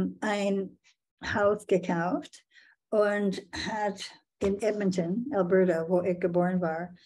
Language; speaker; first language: German; non-native, fluent; English